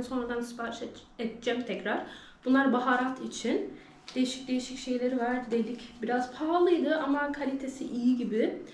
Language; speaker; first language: Turkish; early bilingual, heritage; Turkish